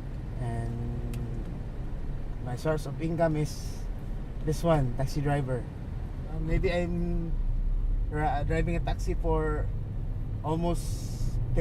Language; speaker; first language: English; non-native, learner; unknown